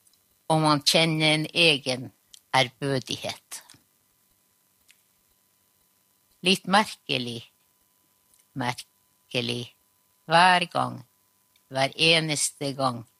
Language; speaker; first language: Norwegian; non-native, local second language; Northern Sami